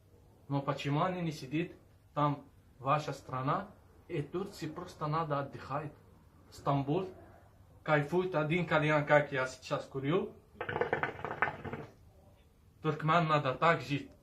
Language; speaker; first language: Russian; non-native, learner; Arabic